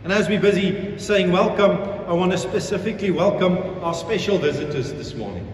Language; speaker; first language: English; non-native, local second language; Afrikaans